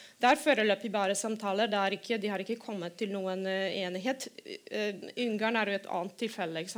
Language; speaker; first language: Norwegian; non-native, fluent; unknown